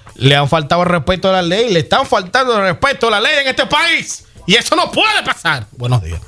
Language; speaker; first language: Spanish; native; Spanish